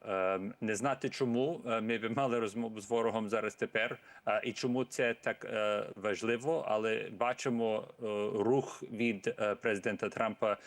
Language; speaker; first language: Ukrainian; early bilingual, heritage; Ukrainian